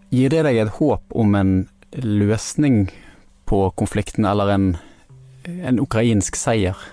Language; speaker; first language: Norwegian; native; Norwegian